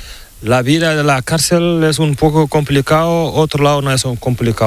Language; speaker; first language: Spanish; non-native, learner; Fula